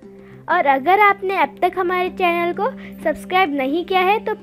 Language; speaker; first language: Hindi; native; Hindi